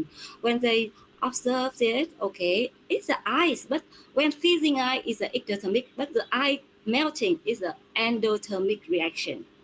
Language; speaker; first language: English; non-native, fluent; Vietnamese